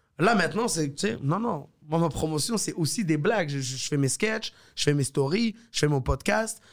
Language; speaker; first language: French; early bilingual, other home language; Arabic